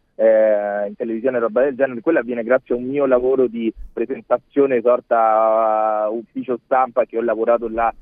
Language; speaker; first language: Italian; early bilingual, other home language; Spanish